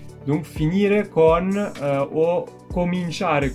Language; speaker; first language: Italian; non-native, fluent; French